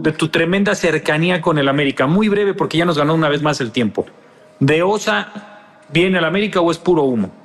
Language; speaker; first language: Spanish; native; Spanish